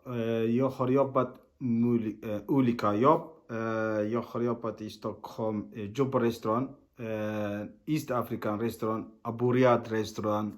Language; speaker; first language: Swedish; non-native, learner; Somali